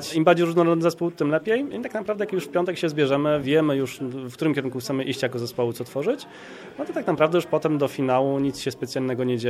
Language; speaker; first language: Polish; native; Polish